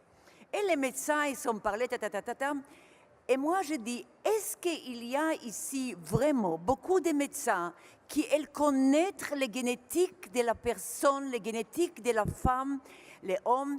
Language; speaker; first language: French; non-native, learner; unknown